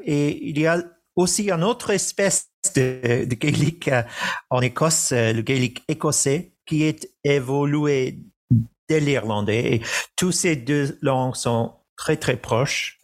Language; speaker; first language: French; non-native, fluent; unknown